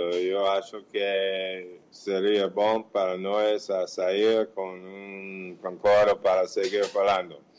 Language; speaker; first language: Portuguese; non-native, fluent; English